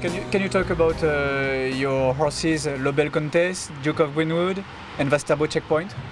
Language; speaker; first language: English; non-native, learner; French